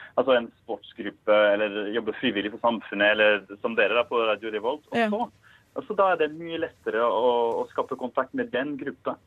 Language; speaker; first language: Norwegian; non-native, fluent; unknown